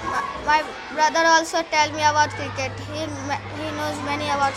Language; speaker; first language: English; non-native, learner; Hindi